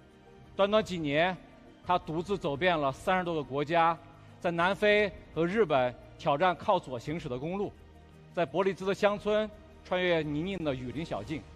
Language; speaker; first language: Chinese; native; Chinese